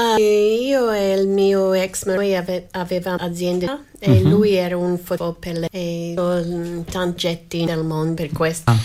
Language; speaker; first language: Italian; non-native, learner; English